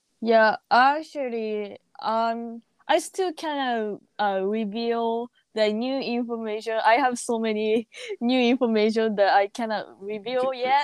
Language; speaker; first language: English; non-native, learner; Japanese